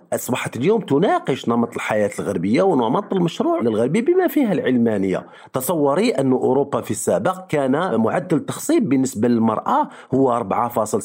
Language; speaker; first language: Arabic; native; Arabic